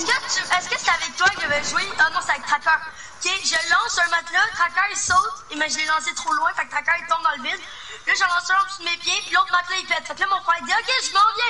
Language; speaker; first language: French; native; French